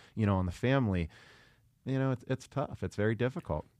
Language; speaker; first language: English; native; English